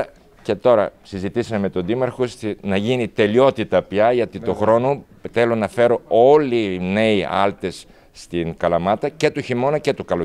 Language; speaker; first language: Greek; non-native, fluent; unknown